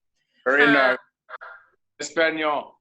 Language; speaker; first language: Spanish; non-native, learner; English